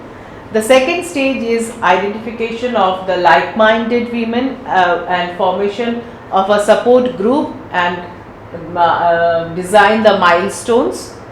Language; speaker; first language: English; non-native, local second language; Bangla